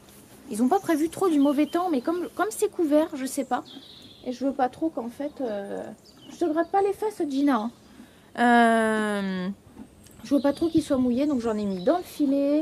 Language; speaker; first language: French; native; French